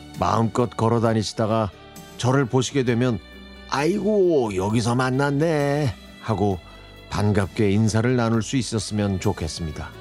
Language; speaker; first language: Korean; native; Korean